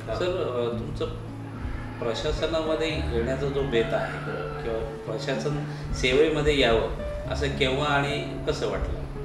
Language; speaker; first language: Marathi; native; Marathi